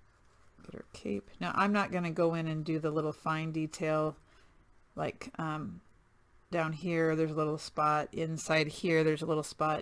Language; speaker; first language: English; native; English